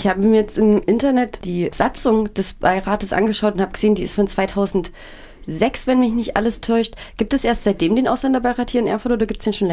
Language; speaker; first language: German; native; German